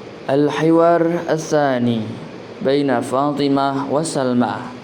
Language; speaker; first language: Arabic; non-native, learner; Indonesian